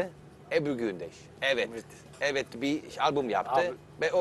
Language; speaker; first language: Turkish; non-native, learner; Italian